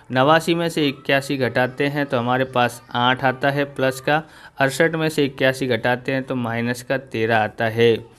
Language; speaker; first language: Hindi; non-native, local second language; Gujarati